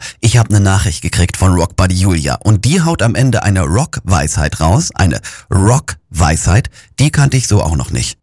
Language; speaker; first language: German; native; German